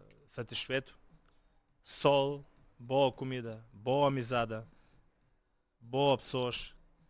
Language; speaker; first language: Portuguese; non-native, fluent; Bulgarian